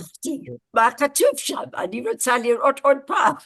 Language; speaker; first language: Hebrew; non-native, learner; English